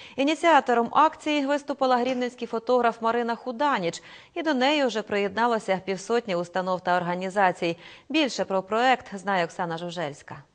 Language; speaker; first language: Ukrainian; native; Ukrainian